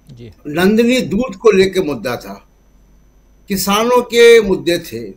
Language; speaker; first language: Hindi; native; Hindi